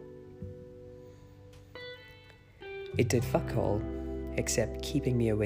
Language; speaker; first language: English; non-native, local second language; Hindi